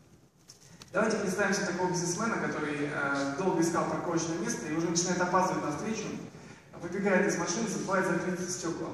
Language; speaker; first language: Russian; native; Russian